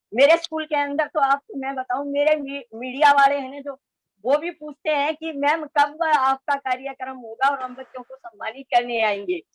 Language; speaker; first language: Hindi; native; Hindi